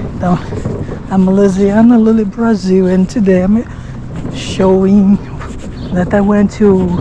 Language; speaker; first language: English; non-native, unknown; Portuguese